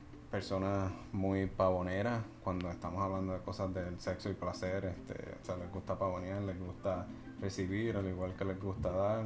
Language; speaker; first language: Spanish; native; Spanish